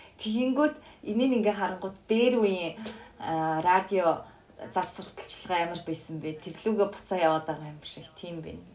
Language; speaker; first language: Mongolian; early bilingual, heritage; Mongolian